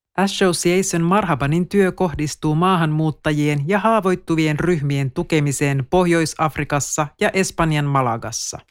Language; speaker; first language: Finnish; native; Finnish